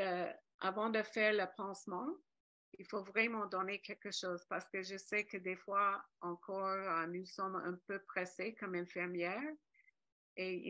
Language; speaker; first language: French; non-native, fluent; English